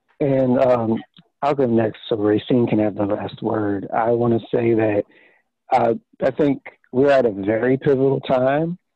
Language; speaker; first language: English; native; English